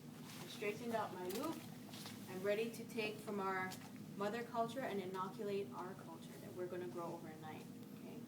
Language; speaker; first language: English; native; English